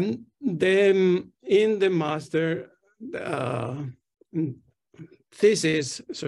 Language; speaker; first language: English; non-native, fluent; Spanish